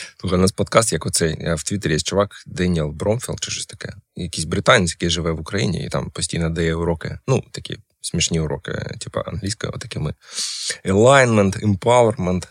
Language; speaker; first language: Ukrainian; non-native, local second language; Russian